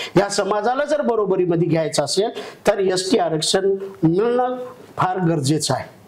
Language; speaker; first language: Marathi; non-native, local second language; Lambadi